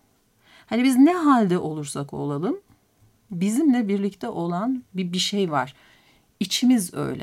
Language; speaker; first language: Turkish; native; Turkish